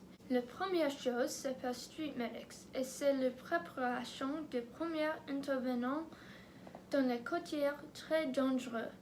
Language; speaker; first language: French; non-native, learner; English